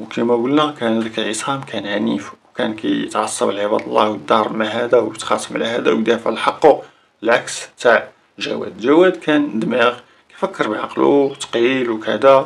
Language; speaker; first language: Arabic; native; Arabic